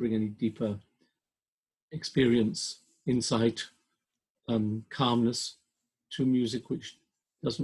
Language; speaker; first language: English; native; English